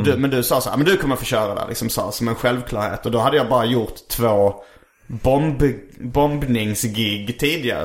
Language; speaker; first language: Swedish; native; Swedish